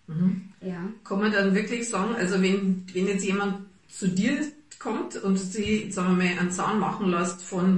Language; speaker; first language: German; native; German